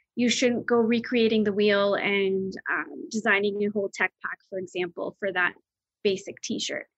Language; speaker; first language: English; native; English